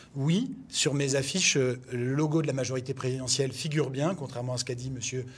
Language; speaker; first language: French; native; French